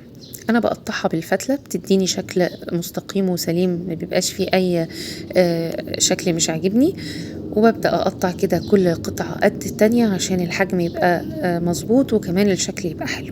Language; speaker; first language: Arabic; native; Arabic